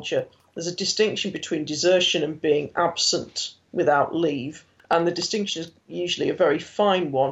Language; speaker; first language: English; native; English